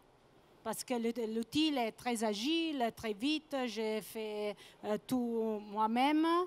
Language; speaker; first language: French; non-native, fluent; Italian